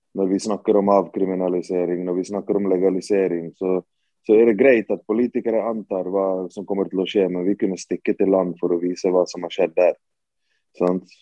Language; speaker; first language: Norwegian; early bilingual, other home language; Bosnian